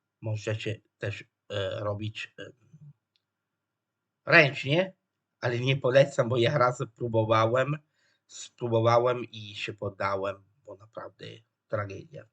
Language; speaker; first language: Polish; non-native, fluent; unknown